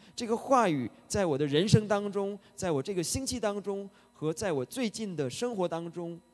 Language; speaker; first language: Chinese; native; Chinese